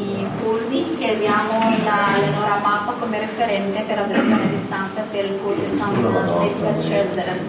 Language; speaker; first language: Italian; non-native, fluent; Kurdish